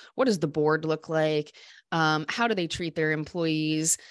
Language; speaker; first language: English; native; English